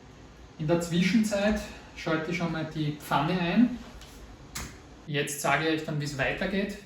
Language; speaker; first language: German; native; German